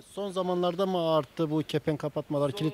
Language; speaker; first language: Turkish; native; Turkish